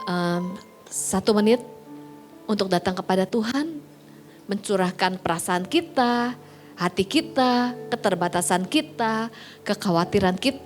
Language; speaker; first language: Indonesian; native; Indonesian